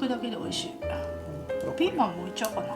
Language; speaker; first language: Japanese; native; Japanese